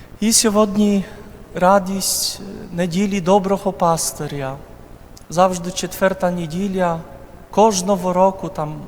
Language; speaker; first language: Ukrainian; non-native, fluent; Polish